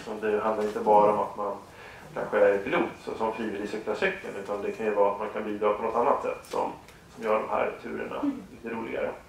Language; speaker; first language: Swedish; native; Swedish